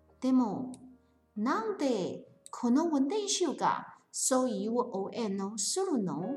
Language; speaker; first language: Japanese; non-native, learner; Chinese